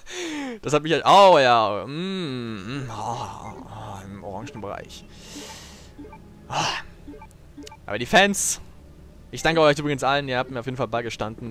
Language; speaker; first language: German; native; German